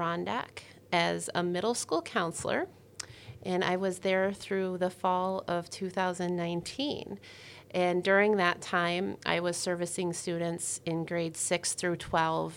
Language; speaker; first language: English; native; English